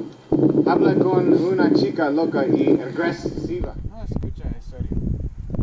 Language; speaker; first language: Spanish; non-native, learner; English